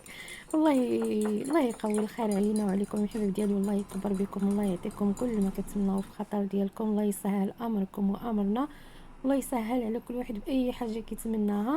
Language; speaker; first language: Arabic; native; Arabic